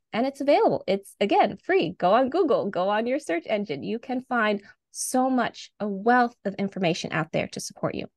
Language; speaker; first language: English; native; English